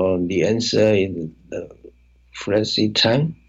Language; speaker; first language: English; non-native, learner; Chinese